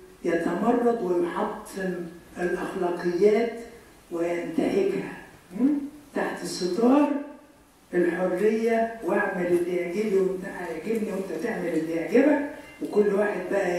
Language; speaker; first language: Arabic; native; Arabic